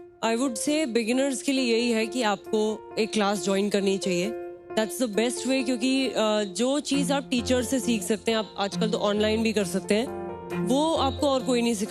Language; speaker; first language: Hindi; native; Hindi